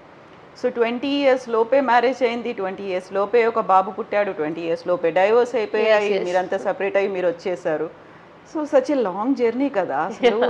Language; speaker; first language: Telugu; native; Telugu